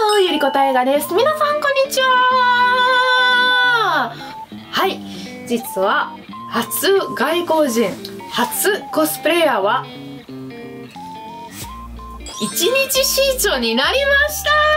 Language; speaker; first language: Japanese; non-native, fluent; Italian